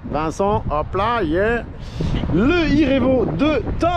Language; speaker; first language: French; native; French